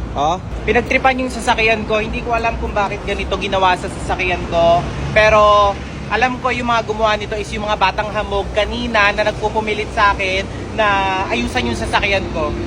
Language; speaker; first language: Filipino; native; Filipino